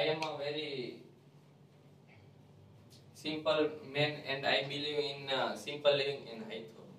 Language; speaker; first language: English; non-native, learner; Gujarati